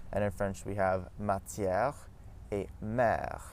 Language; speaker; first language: French; non-native, fluent; English